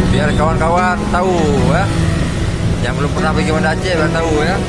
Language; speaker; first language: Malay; non-native, local second language; Achinese